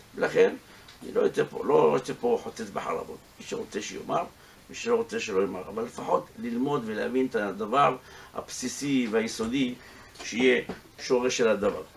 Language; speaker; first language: Hebrew; native; Hebrew